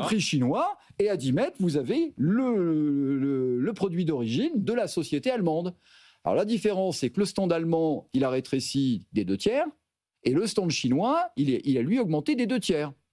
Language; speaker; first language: French; native; French